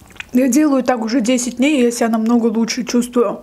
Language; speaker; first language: Russian; native; Russian